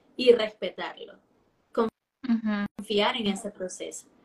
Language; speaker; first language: Spanish; native; Spanish